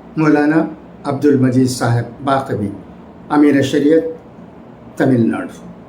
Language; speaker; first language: Urdu; native; Urdu